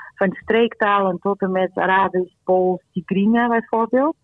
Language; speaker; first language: Dutch; non-native, fluent; Portuguese